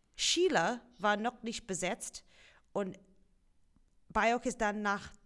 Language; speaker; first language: German; non-native, fluent; English